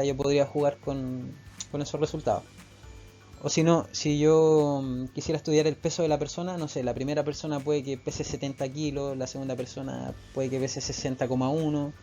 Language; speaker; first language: Spanish; native; Spanish